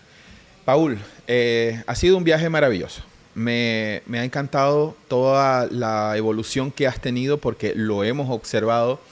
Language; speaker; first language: Spanish; native; Spanish